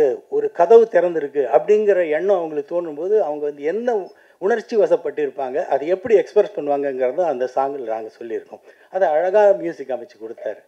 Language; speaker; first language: Tamil; native; Tamil